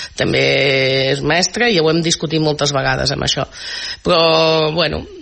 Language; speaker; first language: Catalan; non-native, local second language; Spanish